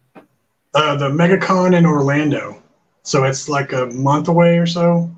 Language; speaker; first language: English; native; English